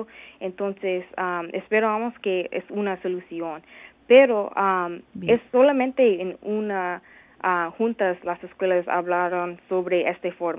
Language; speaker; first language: Spanish; non-native, learner; English